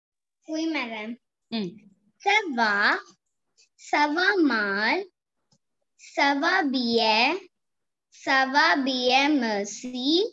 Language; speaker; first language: French; non-native, learner; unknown